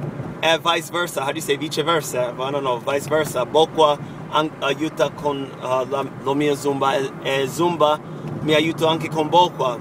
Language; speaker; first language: Italian; non-native, fluent; English